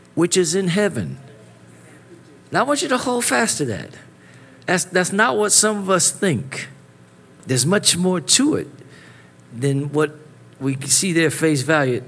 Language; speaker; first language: English; native; English